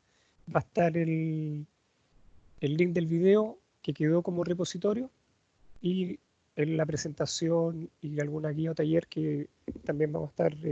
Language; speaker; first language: Spanish; native; Spanish